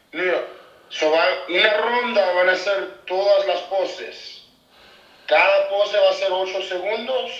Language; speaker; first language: Spanish; early bilingual, heritage; Spanish